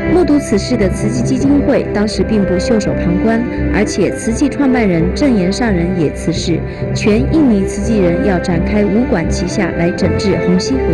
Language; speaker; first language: Chinese; native; Chinese